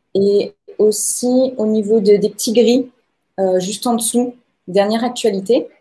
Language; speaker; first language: French; native; French